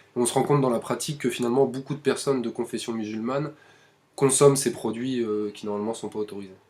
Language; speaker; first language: French; native; French